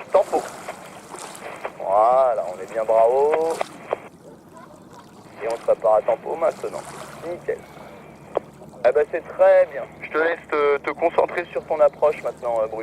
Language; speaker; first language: French; native; French